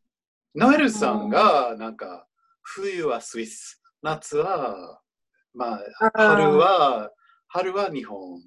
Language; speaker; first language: Japanese; non-native, fluent; English